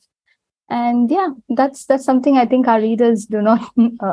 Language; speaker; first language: English; non-native, local second language; Tamil